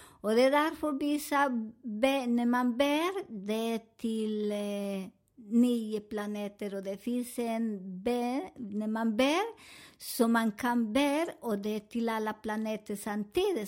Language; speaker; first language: Swedish; non-native, learner; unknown